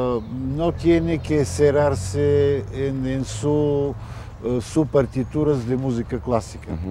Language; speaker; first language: Spanish; non-native, fluent; Bulgarian